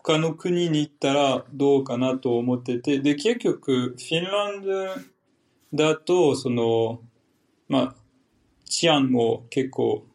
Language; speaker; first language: Japanese; non-native, fluent; French